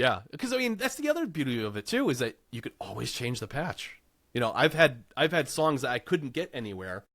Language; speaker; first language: English; native; English